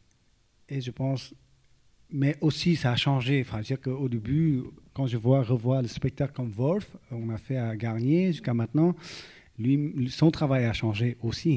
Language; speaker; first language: French; non-native, fluent; Vietnamese